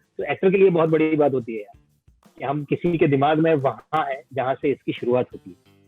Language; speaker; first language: Hindi; non-native, local second language; Gujarati